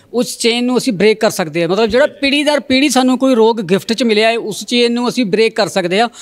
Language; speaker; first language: Punjabi; native; Punjabi